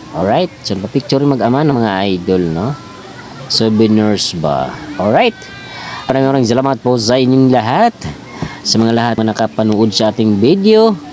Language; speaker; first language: Filipino; non-native, local second language; Cebuano